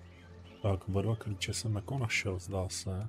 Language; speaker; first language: Czech; native; Czech